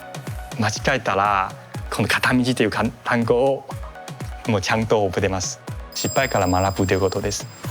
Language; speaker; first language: Japanese; non-native, fluent; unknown